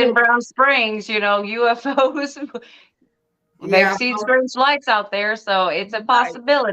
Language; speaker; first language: English; native; English